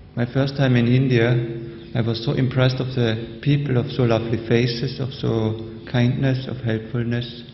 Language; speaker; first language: English; non-native, learner; German